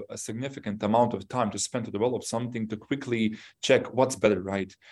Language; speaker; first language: English; non-native, fluent; Bosnian